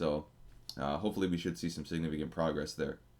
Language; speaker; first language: English; native; English